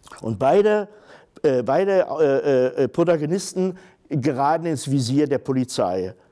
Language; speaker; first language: German; native; German